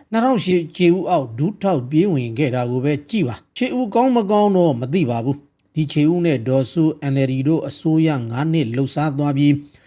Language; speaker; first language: Burmese; native; Burmese